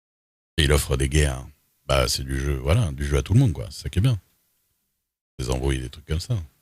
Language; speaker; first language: French; native; French